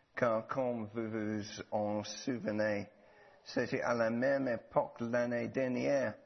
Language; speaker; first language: French; non-native, learner; English